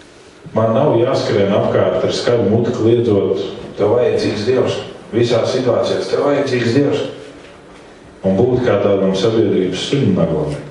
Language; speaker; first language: Latvian; native; Latvian